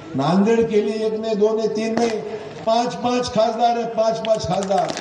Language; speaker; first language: Hindi; non-native, local second language; Marathi